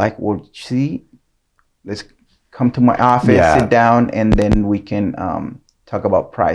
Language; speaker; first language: English; non-native, fluent; Spanish